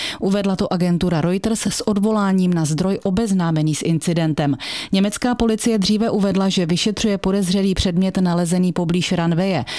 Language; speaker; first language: Czech; native; Czech